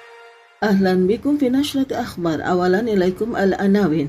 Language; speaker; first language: Arabic; non-native, fluent; Indonesian